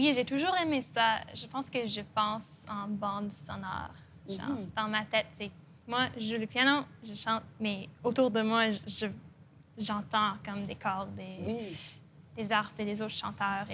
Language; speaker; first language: French; non-native, local second language; English